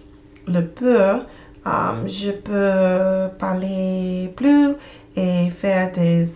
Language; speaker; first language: French; non-native, learner; English